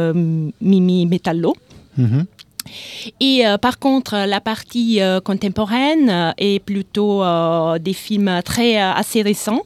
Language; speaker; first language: French; non-native, fluent; Italian